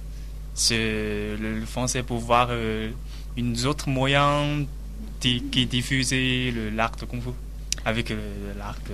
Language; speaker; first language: French; non-native, learner; Chinese